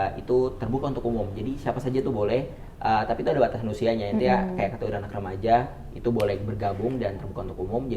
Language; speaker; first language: Indonesian; native; Indonesian